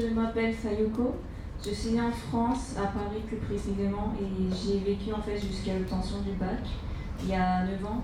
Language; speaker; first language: French; early bilingual, heritage; Japanese